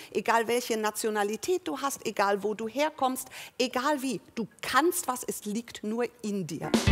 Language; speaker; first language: German; early bilingual, other home language; English